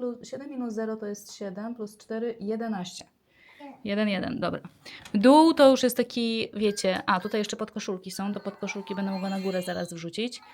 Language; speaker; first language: Polish; native; Polish